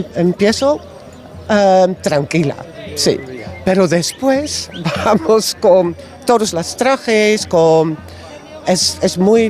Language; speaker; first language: Spanish; non-native, learner; Dutch